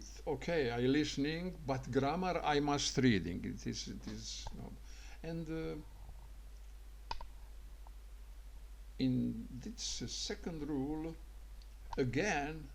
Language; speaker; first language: English; non-native, learner; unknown